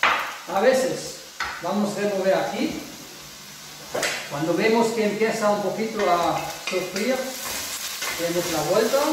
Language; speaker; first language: Spanish; non-native, fluent; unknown